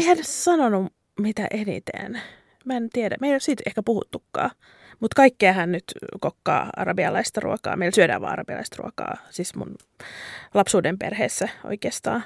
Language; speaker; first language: Finnish; native; Finnish